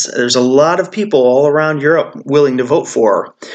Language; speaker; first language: English; native; English